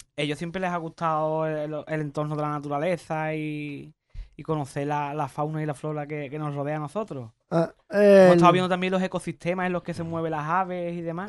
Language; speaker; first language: Spanish; native; Spanish